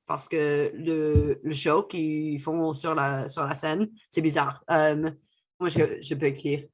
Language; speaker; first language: French; non-native, fluent; English